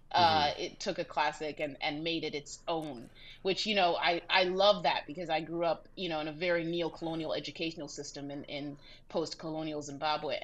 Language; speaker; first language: English; native; English